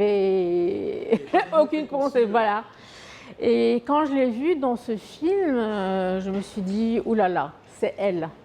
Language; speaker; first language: French; non-native, fluent; Arabic